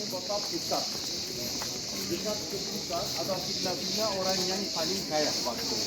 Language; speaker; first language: Indonesian; non-native, learner; Turkish